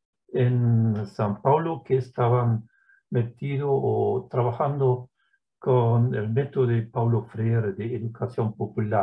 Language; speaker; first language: Spanish; non-native, fluent; German